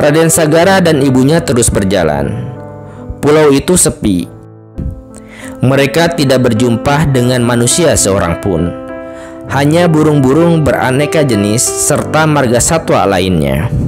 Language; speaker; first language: Indonesian; native; Indonesian